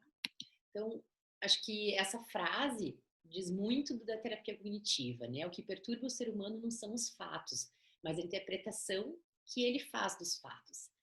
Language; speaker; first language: Portuguese; native; Portuguese